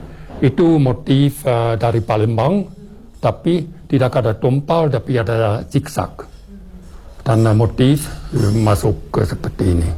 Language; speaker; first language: Indonesian; non-native, fluent; German